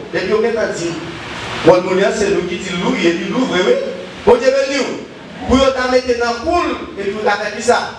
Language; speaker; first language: French; non-native, learner; Haitian Creole